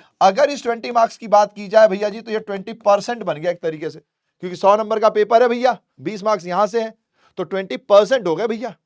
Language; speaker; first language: Hindi; native; Hindi